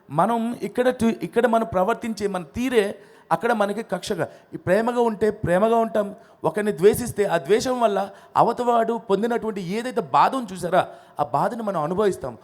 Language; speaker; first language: Telugu; non-native, local second language; Odia